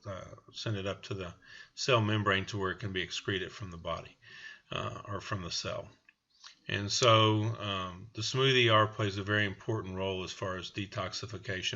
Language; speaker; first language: English; native; English